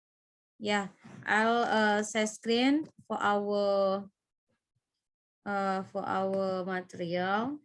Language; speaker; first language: English; non-native, fluent; Indonesian